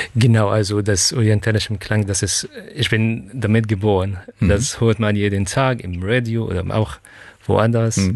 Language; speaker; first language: German; non-native, fluent; Arabic